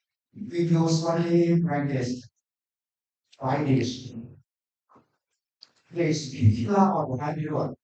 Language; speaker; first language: English; non-native, learner; Thai